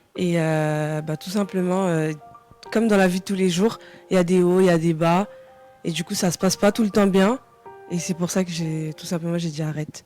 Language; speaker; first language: French; early bilingual, other home language; Wolof